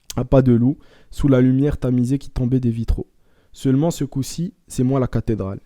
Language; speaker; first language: French; non-native, local second language; Arabic